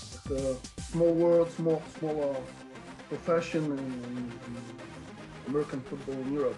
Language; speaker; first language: English; non-native, fluent; Polish